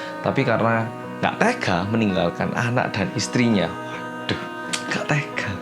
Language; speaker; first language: Indonesian; early bilingual, other home language; Korean